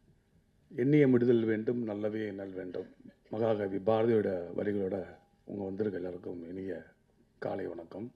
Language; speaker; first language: Tamil; native; Tamil